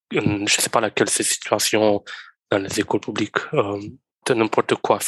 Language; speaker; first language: French; non-native, learner; Romanian